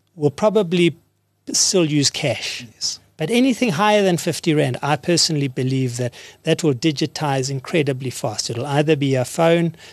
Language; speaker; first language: English; native; English